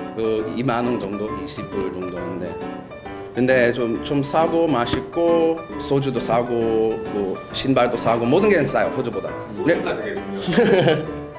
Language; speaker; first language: Korean; non-native, fluent; English